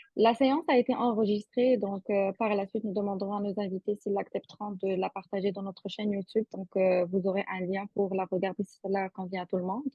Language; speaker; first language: French; non-native, local second language; Arabic